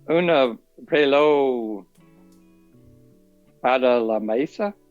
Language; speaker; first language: Spanish; non-native, learner; English